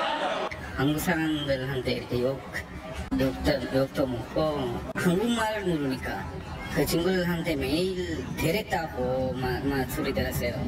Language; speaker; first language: Korean; non-native, learner; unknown